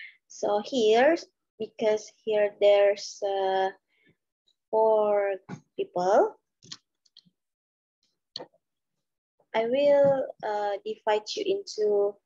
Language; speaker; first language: English; non-native, learner; Indonesian